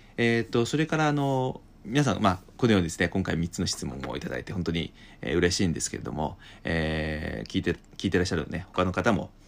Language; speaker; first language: Japanese; non-native, fluent; Chinese